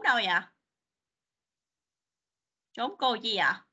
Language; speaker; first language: Vietnamese; native; Vietnamese